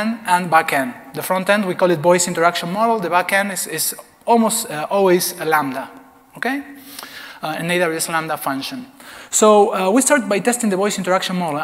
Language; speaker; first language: English; non-native, fluent; Spanish